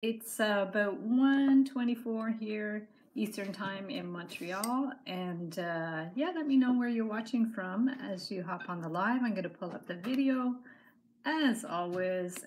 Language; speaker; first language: English; native; English